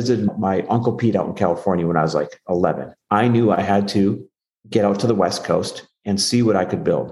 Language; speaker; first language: English; native; English